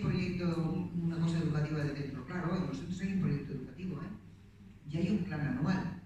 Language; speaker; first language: Spanish; native; Spanish